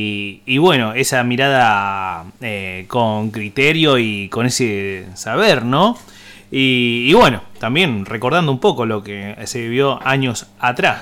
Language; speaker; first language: Spanish; native; Spanish